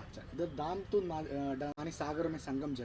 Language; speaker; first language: Hindi; non-native, local second language; Malayalam